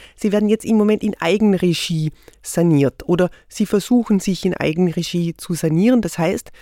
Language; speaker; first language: German; native; German